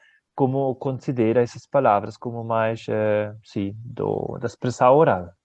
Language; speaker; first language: Portuguese; non-native, fluent; Spanish